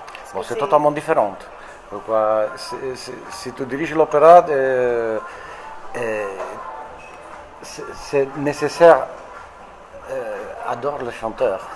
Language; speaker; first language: French; non-native, fluent; Italian